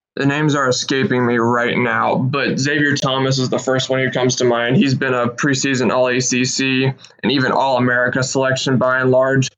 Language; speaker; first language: English; native; English